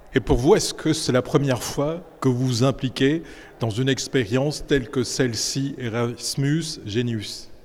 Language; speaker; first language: French; native; French